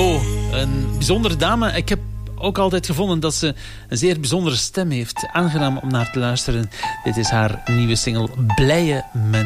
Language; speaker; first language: Dutch; native; Dutch